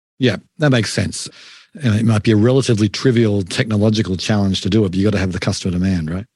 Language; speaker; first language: English; native; English